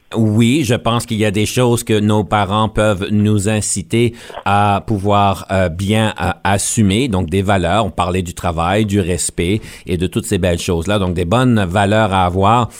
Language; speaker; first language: French; native; French